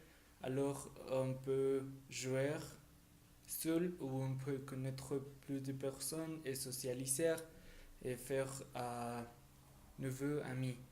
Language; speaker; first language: French; non-native, learner; Spanish